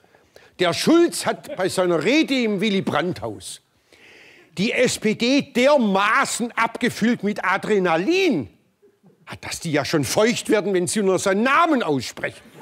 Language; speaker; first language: German; native; German